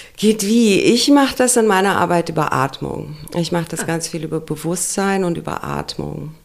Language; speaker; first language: German; early bilingual, other home language; Romanian